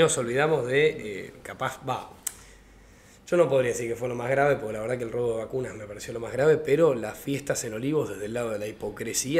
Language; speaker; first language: Spanish; native; Spanish